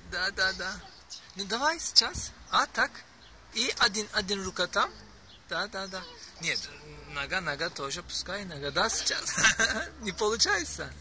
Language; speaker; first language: Russian; non-native, learner; Turkish